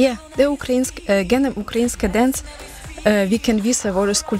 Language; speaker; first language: Danish; non-native, learner; Ukrainian